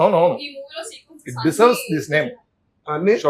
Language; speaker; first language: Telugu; non-native, learner; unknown